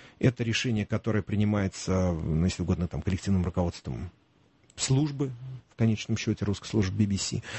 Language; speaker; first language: Russian; native; Russian